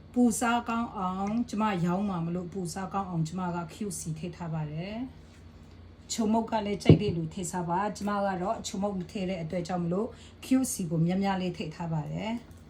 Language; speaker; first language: Burmese; non-native, local second language; Kachin